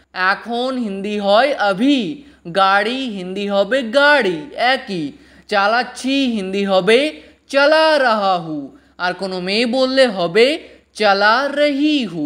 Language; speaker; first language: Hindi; non-native, fluent; Bangla